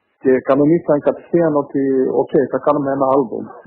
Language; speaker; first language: Greek; early bilingual, heritage; Greek